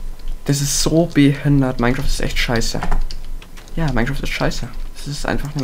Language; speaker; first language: German; native; German